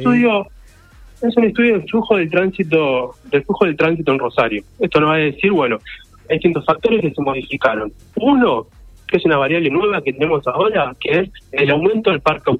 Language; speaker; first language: Spanish; native; Spanish